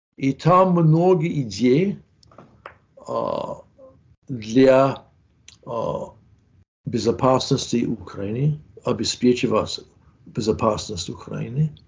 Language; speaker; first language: Russian; non-native, fluent; English